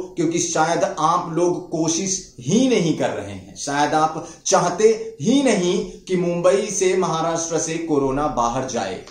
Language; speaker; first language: Hindi; non-native, local second language; Marathi